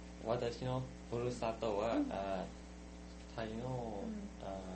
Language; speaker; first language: Japanese; non-native, learner; Thai